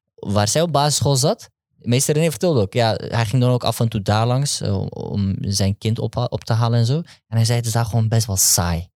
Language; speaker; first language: Dutch; early bilingual, other home language; Turkish